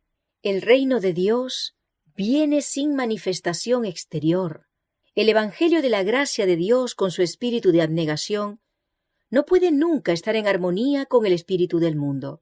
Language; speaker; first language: Spanish; native; Spanish